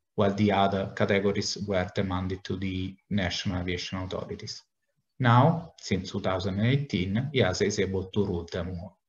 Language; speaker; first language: English; non-native, fluent; Italian